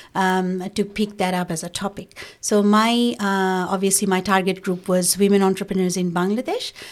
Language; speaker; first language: English; non-native, local second language; Bangla